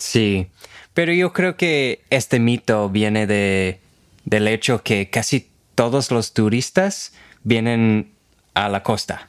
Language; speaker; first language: Spanish; non-native, fluent; English